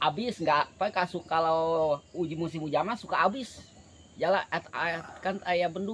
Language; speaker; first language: Indonesian; non-native, local second language; Sundanese